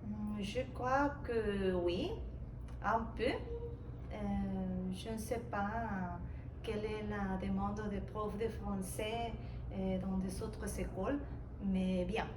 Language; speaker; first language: French; non-native, fluent; Spanish